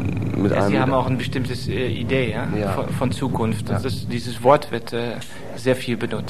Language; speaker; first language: German; non-native, fluent; Dutch